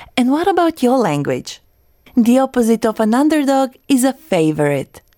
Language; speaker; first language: English; non-native, fluent; Croatian